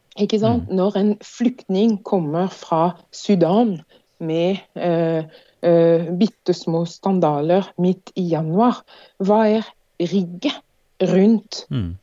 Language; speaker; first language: Norwegian; non-native, fluent; French